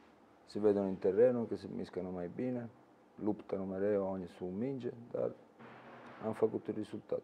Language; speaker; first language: Romanian; non-native, learner; Italian